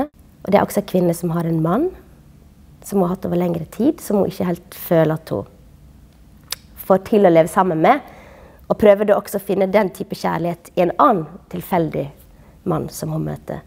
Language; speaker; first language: Norwegian; native; Norwegian